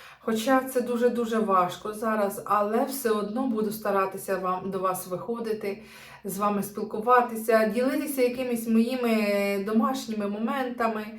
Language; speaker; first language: Ukrainian; native; Ukrainian